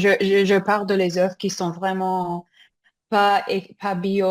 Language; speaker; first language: French; non-native, learner; English